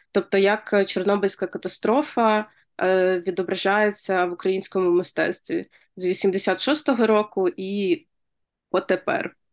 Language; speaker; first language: Ukrainian; native; Ukrainian